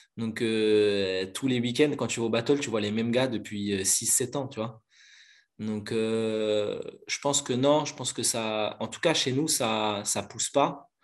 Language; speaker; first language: French; native; French